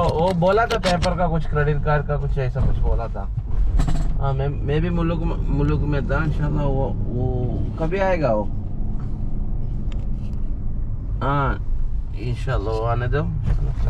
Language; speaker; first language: Hindi; non-native, local second language; Malayalam